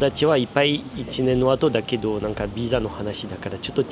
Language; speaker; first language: Japanese; non-native, learner; French